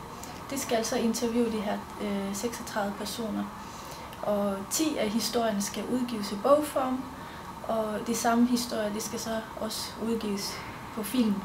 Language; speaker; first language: Danish; non-native, fluent; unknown